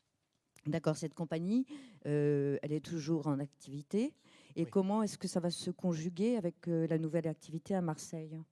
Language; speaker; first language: French; native; French